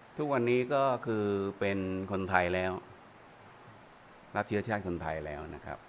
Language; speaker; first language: Thai; native; Thai